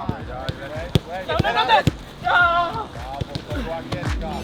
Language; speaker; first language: Polish; native; Polish